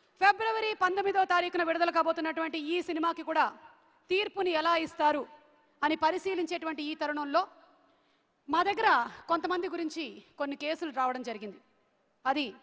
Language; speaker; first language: Telugu; native; Telugu